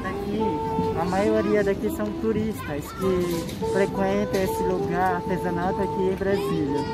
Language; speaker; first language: Portuguese; non-native, local second language; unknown